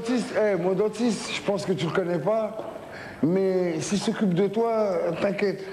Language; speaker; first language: French; native; French